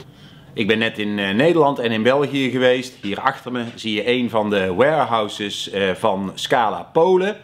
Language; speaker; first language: Dutch; native; Dutch